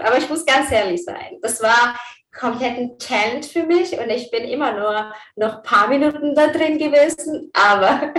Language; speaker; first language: German; non-native, fluent; Spanish